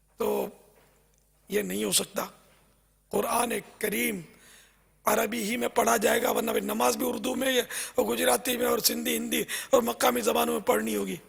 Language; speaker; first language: Urdu; native; Urdu